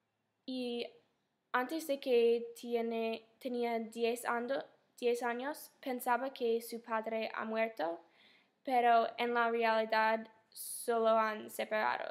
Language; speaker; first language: Spanish; non-native, fluent; English